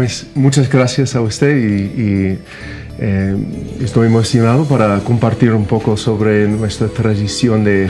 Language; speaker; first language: Spanish; non-native, fluent; English